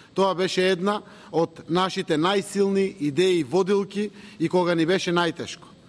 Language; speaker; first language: Macedonian; native; Macedonian